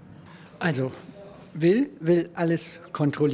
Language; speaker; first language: German; native; German